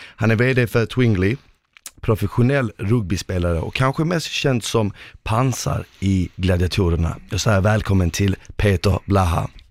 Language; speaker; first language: Swedish; early bilingual, other home language; Bosnian